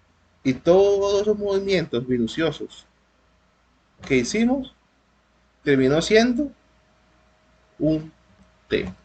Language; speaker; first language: Spanish; native; Spanish